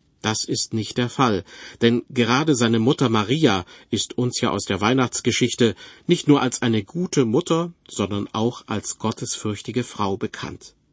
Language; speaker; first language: German; native; German